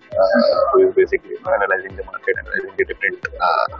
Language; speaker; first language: English; non-native, local second language; Hindi